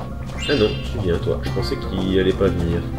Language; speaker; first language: French; native; French